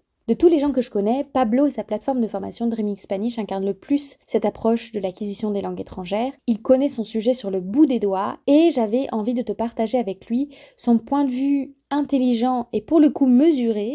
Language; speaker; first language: French; native; French